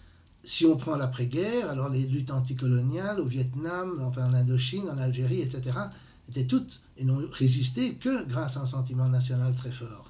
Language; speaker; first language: French; native; French